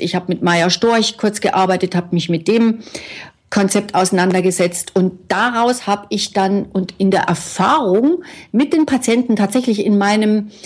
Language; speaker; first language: German; native; German